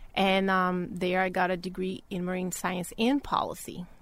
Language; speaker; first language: English; non-native, fluent; Portuguese